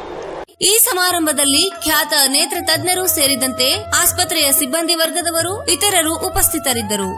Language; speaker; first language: Kannada; native; Kannada